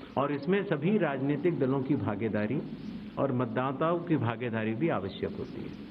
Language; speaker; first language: Hindi; native; Hindi